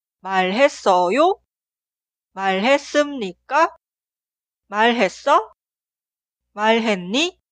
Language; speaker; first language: Korean; non-native, fluent; Spanish